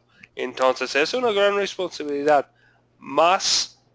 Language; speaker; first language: Spanish; non-native, fluent; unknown